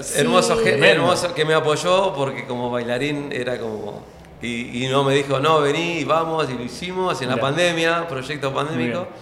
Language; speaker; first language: Spanish; native; Spanish